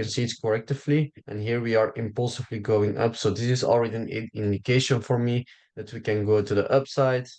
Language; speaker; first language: English; non-native, fluent; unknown